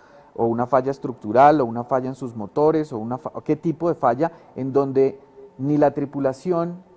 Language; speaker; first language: Spanish; native; Spanish